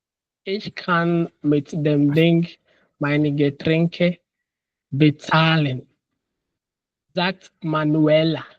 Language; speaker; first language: German; non-native, learner; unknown